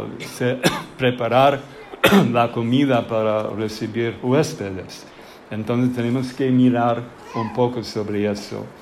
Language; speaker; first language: Spanish; non-native, fluent; English